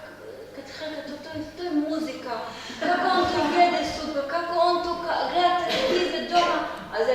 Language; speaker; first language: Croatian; non-native, learner; Hebrew